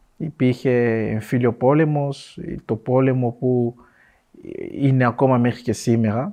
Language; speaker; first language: Greek; non-native, fluent; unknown